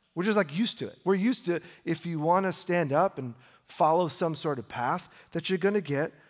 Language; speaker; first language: English; native; English